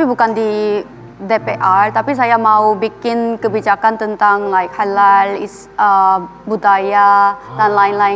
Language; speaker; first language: Indonesian; non-native, fluent; Korean